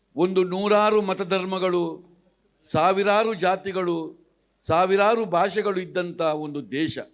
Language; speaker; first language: Kannada; non-native, local second language; Tulu